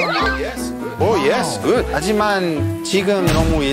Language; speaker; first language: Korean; non-native, learner; Italian